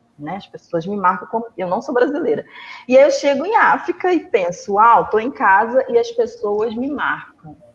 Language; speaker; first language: Portuguese; native; Portuguese